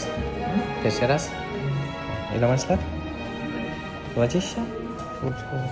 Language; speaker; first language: Polish; non-native, learner; Uzbek